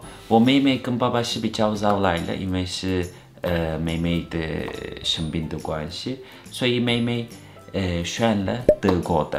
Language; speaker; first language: Chinese; non-native, fluent; Turkish